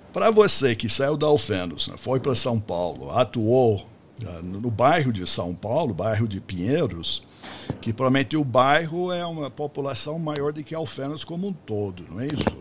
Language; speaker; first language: Portuguese; non-native, fluent; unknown